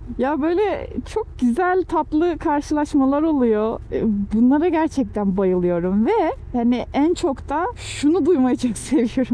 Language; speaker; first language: Turkish; native; Turkish